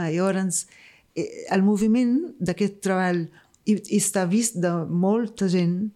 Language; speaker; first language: Catalan; non-native, fluent; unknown